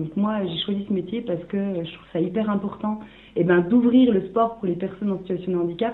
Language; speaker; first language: French; native; French